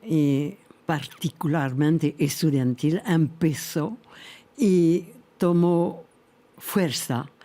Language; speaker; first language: Spanish; non-native, fluent; French